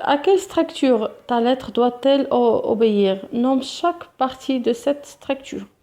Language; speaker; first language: French; non-native, local second language; Arabic